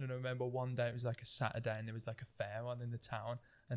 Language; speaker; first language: English; native; English